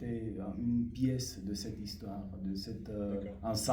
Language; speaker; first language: French; non-native, fluent; Romanian